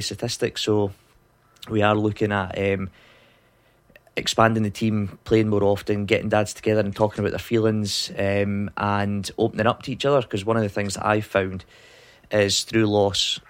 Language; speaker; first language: English; native; English